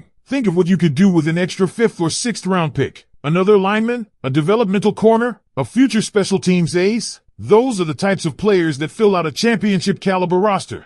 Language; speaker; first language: English; native; English